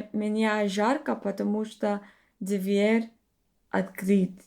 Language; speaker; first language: Russian; non-native, learner; English